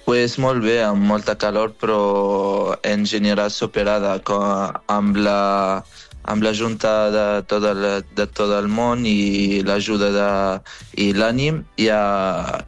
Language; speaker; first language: Catalan; non-native, fluent; Arabic